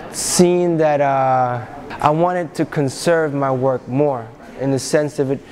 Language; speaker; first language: English; native; English